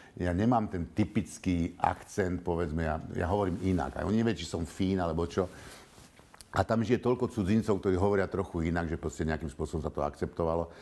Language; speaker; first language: Slovak; native; Slovak